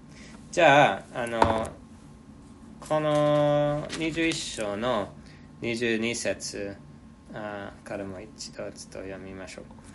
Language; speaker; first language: Japanese; non-native, fluent; English